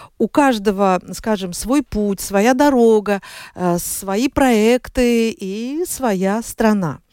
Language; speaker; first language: Russian; native; Russian